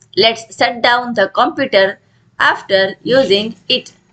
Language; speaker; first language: English; non-native, local second language; Gujarati